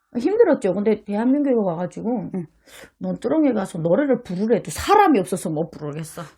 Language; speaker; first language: Korean; native; Korean